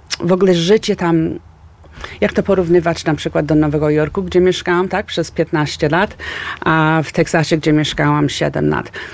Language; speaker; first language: Polish; early bilingual, heritage; Polish